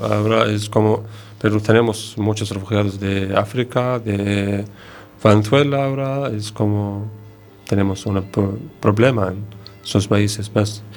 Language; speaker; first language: Spanish; non-native, learner; Arabic